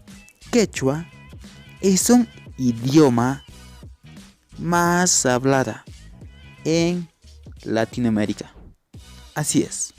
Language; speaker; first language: Spanish; non-native, local second language; Quechua